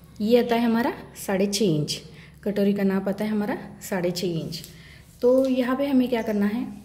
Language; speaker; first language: Hindi; non-native, local second language; Marathi